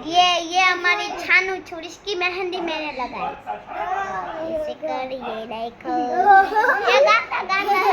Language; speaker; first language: Hindi; native; Hindi